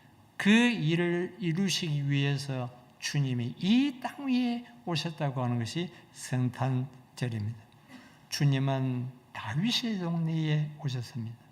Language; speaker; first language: Korean; native; Korean